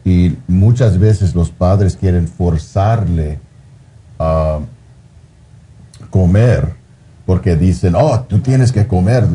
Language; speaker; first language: Spanish; early bilingual, heritage; Spanish